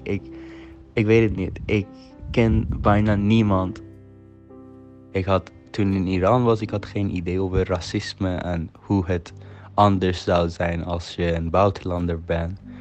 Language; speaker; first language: Dutch; non-native, fluent; Persian